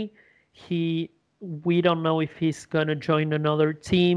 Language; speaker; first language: English; non-native, fluent; Spanish